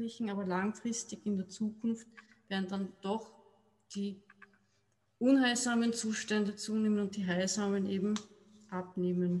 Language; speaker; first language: German; native; German